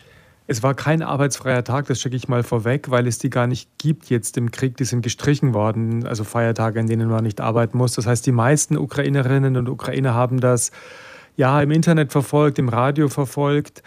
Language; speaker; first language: German; native; German